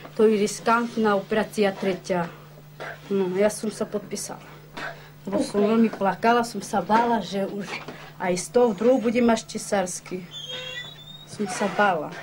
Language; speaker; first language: Slovak; non-native, local second language; Romany